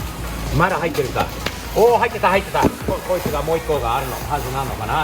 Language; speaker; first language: Japanese; non-native, fluent; English